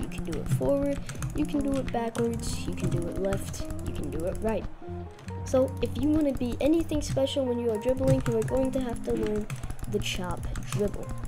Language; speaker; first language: English; native; English